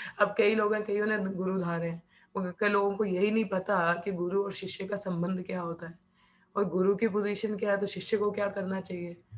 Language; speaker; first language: Hindi; non-native, local second language; Punjabi